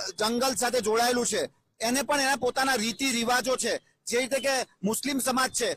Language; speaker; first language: Gujarati; native; Gujarati